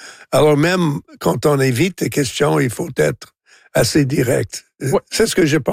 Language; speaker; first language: French; non-native, local second language; English